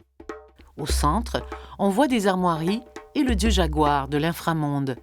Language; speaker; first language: French; native; French